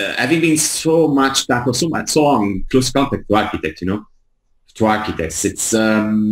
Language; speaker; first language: English; non-native, fluent; Italian